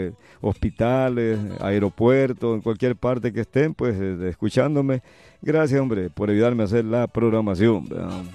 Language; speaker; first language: Spanish; native; Spanish